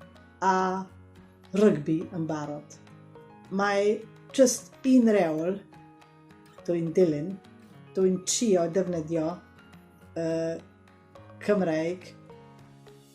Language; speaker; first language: Welsh; non-native, learner; Slovenian